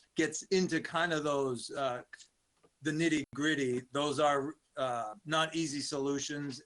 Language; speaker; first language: English; native; English